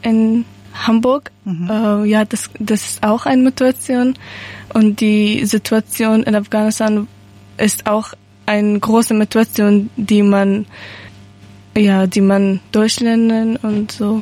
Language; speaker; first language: German; non-native, learner; Persian